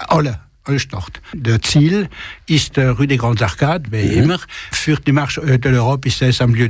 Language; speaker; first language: German; non-native, local second language; French